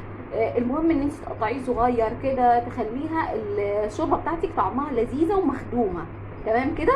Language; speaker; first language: Arabic; native; Arabic